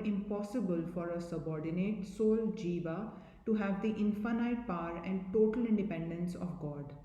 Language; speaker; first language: English; non-native, local second language; Hindi